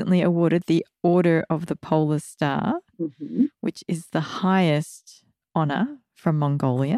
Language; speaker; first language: English; native; English